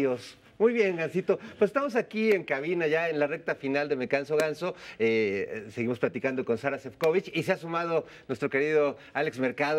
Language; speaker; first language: Spanish; native; Spanish